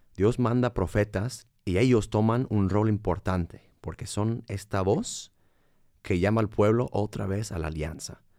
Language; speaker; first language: Spanish; non-native, fluent; English